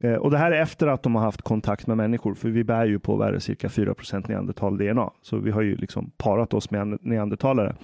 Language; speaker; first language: Swedish; early bilingual, other home language; Persian